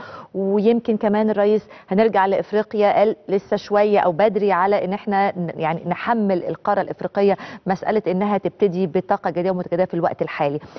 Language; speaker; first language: Arabic; native; Arabic